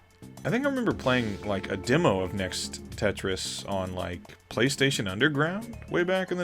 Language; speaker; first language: English; native; English